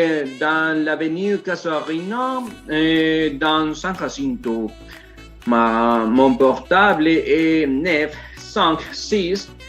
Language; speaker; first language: French; non-native, learner; Spanish